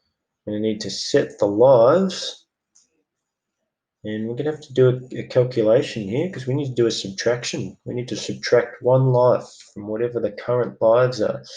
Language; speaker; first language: English; native; English